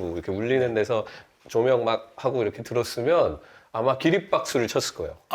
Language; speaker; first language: Korean; native; Korean